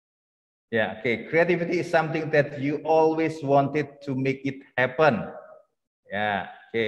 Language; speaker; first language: English; non-native, fluent; Indonesian